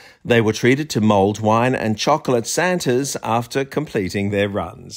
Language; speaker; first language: English; native; English